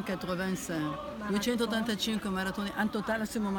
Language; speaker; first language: French; non-native, fluent; Italian